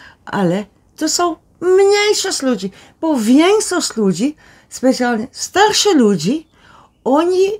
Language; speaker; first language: Polish; non-native, learner; Dutch